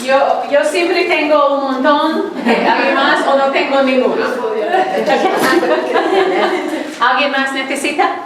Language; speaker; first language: Spanish; non-native, fluent; English